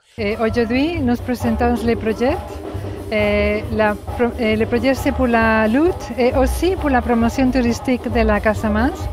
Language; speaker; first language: French; non-native, learner; Spanish